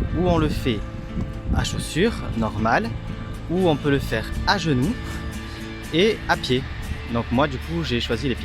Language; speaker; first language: French; native; French